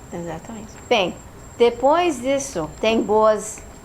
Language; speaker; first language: Portuguese; non-native, fluent; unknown